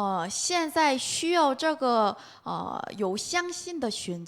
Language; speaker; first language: Chinese; non-native, learner; Korean